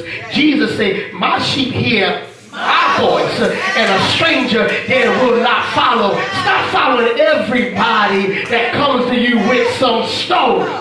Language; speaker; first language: English; native; English